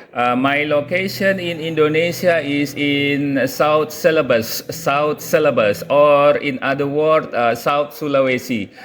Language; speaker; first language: English; non-native, local second language; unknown